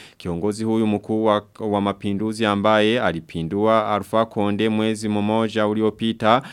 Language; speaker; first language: Swahili; non-native, local second language; Rundi